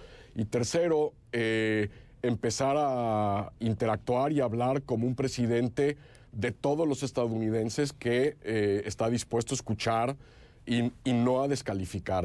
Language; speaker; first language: Spanish; native; Spanish